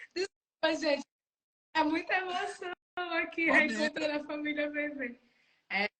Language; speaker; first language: Portuguese; native; Portuguese